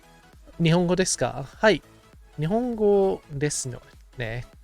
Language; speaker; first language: Japanese; non-native, learner; English